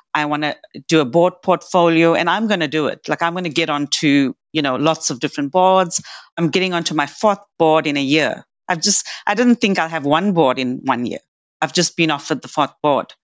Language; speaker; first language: English; native; English